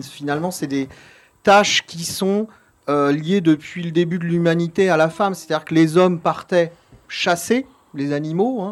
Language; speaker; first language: French; native; French